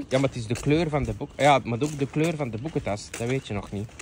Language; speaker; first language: Dutch; native; Dutch